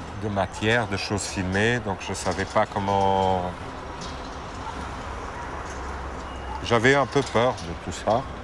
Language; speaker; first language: French; non-native, fluent; Portuguese